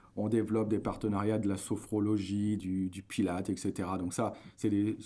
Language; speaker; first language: French; native; French